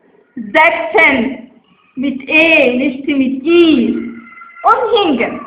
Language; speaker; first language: German; non-native, fluent; Arabic